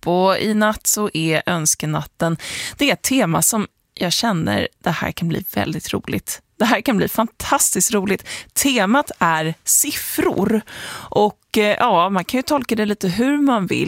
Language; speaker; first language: Swedish; native; Swedish